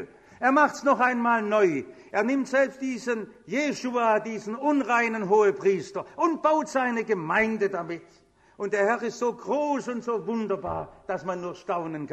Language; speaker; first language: German; native; German